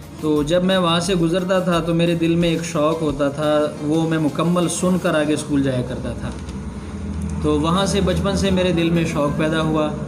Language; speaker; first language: Urdu; non-native, local second language; Pashto